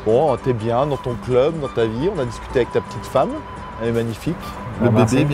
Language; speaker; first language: French; native; French